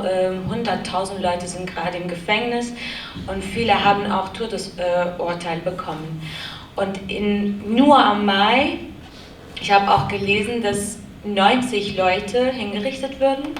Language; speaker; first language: German; non-native, learner; Kurdish